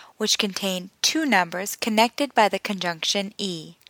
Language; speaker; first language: English; native; English